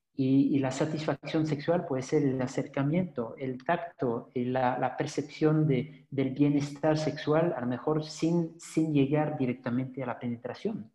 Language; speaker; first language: Spanish; non-native, fluent; French